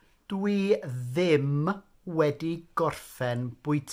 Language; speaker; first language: Welsh; non-native, fluent; English